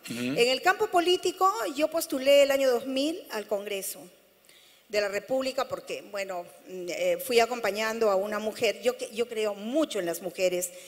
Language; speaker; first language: Spanish; native; Spanish